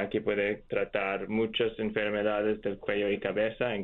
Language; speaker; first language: Spanish; non-native, learner; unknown